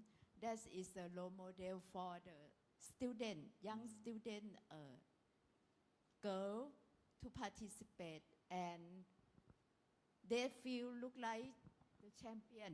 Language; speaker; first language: English; non-native, learner; Thai